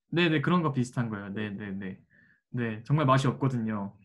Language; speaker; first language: Korean; native; Korean